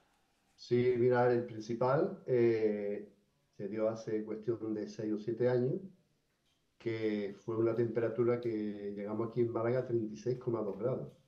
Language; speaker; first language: Spanish; native; Spanish